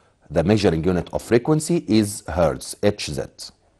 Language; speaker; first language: English; non-native, fluent; Arabic